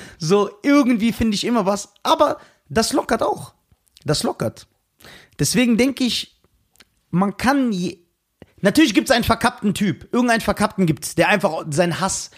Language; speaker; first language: German; early bilingual, other home language; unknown